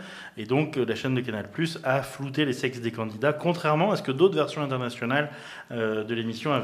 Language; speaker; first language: French; native; French